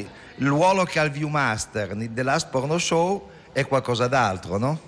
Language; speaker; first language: Italian; native; Italian